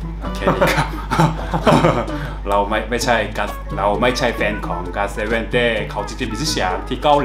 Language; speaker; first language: Thai; non-native, fluent; Korean